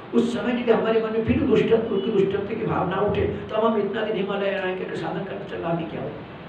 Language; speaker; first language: Hindi; non-native, local second language; Malayalam